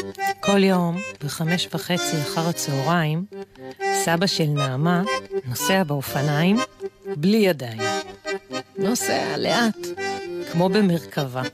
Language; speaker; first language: Hebrew; native; Hebrew